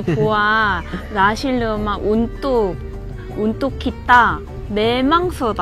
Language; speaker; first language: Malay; non-native, learner; Korean